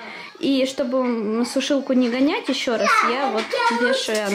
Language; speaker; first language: Russian; native; Russian